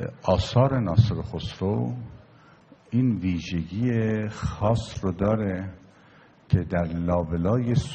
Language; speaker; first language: Persian; native; Persian